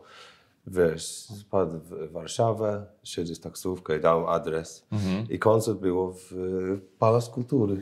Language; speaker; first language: Polish; non-native, learner; English